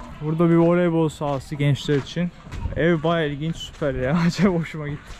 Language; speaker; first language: Turkish; native; Turkish